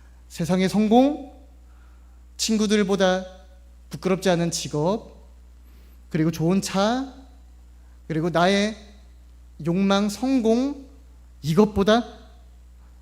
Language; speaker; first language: Korean; native; Korean